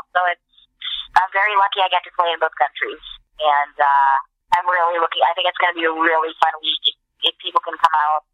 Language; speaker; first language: English; native; English